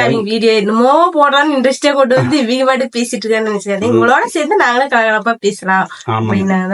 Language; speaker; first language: Tamil; native; Tamil